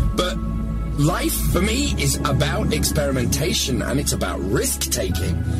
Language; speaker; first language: English; native; English